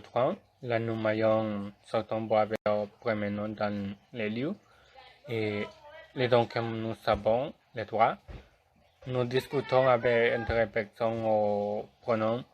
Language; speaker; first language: French; non-native, learner; Spanish